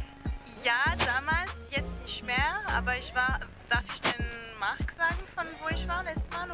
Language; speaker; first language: German; non-native, fluent; French